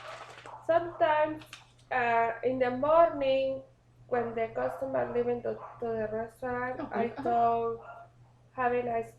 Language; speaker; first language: English; non-native, learner; Spanish